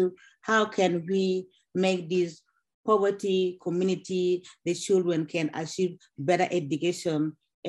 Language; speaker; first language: English; non-native, local second language; Acoli